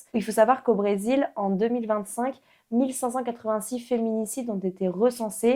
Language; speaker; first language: French; native; French